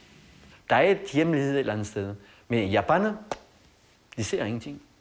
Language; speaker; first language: Danish; non-native, fluent; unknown